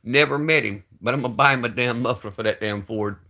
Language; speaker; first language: English; native; English